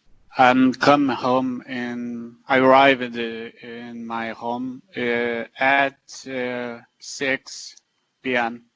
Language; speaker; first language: English; non-native, learner; Portuguese